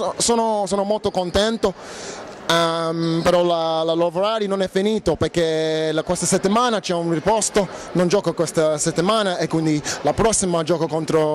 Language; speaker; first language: Italian; non-native, learner; English